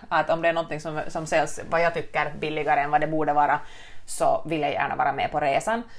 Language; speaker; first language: Swedish; native; Swedish